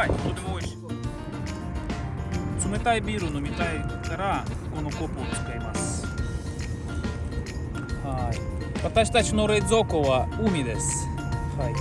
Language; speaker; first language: Japanese; non-native, learner; Russian